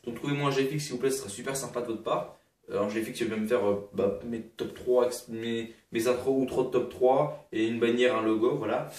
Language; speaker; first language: French; native; French